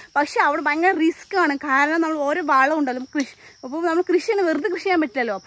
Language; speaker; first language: Malayalam; non-native, fluent; Nepali